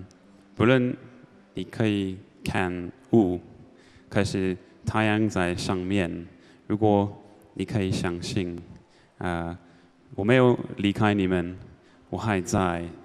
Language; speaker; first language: Chinese; non-native, learner; English